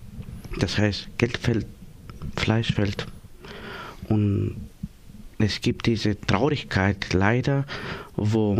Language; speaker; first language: German; non-native, learner; Greek